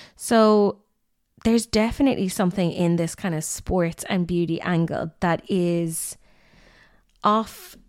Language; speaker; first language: English; native; English